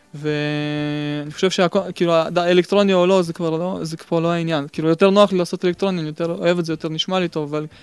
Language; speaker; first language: Hebrew; early bilingual, other home language; Russian